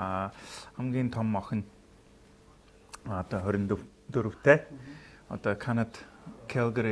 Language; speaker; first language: Mongolian; non-native, fluent; English